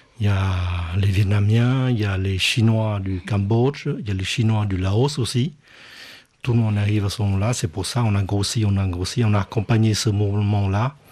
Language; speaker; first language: French; non-native, fluent; Vietnamese